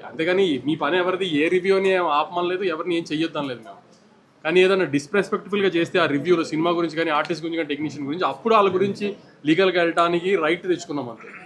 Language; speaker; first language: Telugu; native; Telugu